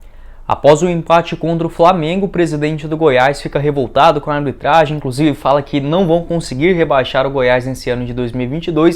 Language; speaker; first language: Portuguese; native; Portuguese